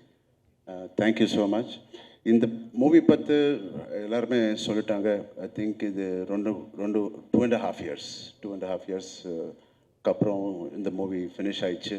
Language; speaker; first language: Tamil; non-native, local second language; Telugu